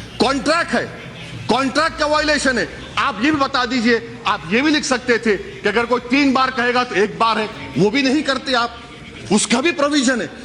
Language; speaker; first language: Urdu; native; Urdu